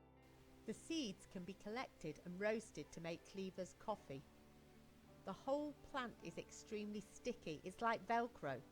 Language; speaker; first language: English; native; English